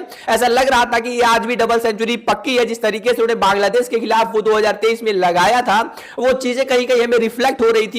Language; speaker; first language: Hindi; native; Hindi